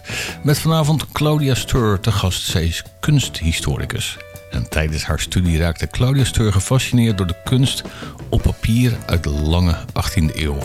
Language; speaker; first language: Dutch; native; Dutch